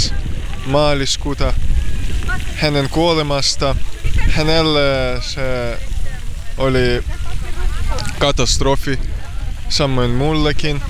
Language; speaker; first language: Finnish; non-native, learner; Ukrainian